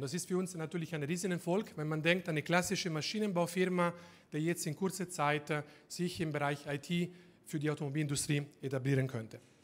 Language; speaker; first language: German; non-native, fluent; Italian